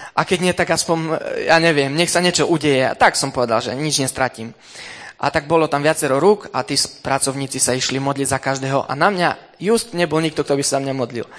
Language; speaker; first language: Slovak; early bilingual, heritage; Slovak